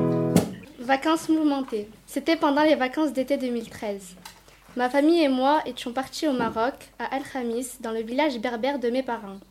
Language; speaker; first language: French; early bilingual, other home language; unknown